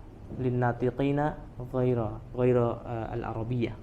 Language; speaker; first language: Arabic; non-native, learner; Indonesian